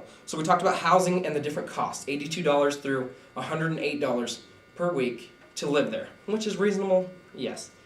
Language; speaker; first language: English; native; English